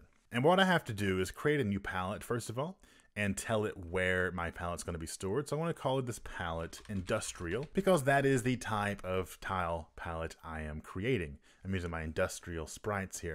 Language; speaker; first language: English; native; English